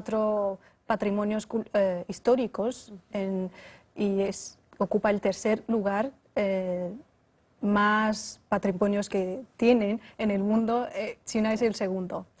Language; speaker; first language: Spanish; non-native, fluent; Chinese